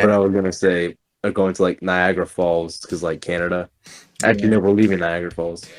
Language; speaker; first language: English; native; English